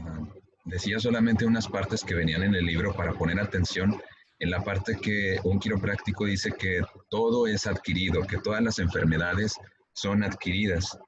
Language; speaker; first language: Spanish; native; Spanish